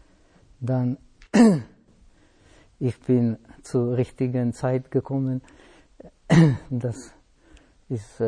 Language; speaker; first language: German; non-native, fluent; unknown